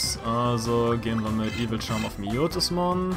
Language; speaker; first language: German; native; German